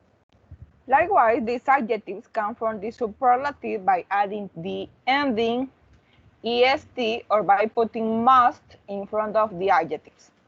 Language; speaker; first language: English; non-native, learner; Spanish